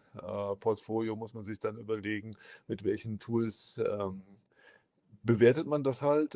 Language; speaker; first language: German; native; German